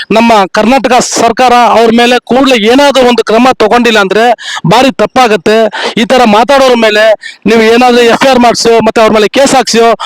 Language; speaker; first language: Kannada; native; Kannada